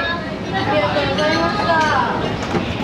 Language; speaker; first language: Japanese; native; Japanese